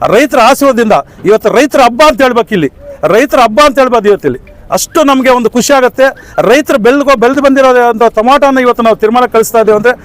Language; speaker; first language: Kannada; native; Kannada